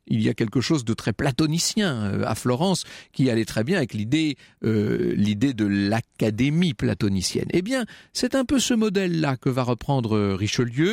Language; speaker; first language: French; native; French